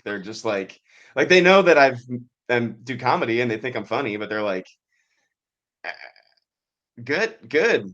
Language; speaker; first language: English; native; English